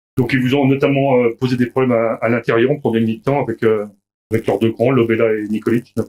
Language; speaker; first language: French; native; French